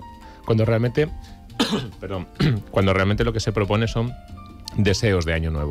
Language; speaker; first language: Spanish; native; Spanish